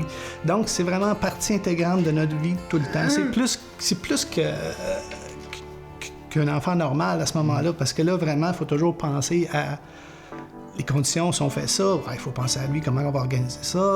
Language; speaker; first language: French; native; French